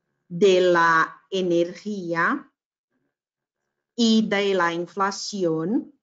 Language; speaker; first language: Spanish; non-native, fluent; Portuguese